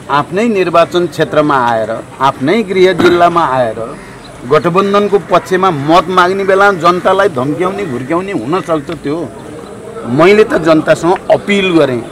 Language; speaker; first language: Nepali; native; Nepali